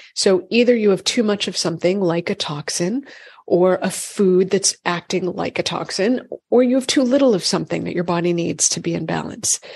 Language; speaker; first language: English; native; English